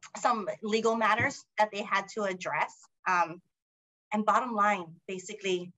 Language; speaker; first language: English; native; English